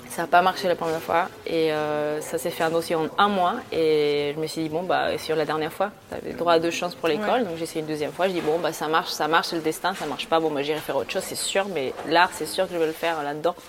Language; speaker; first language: French; early bilingual, other home language; Spanish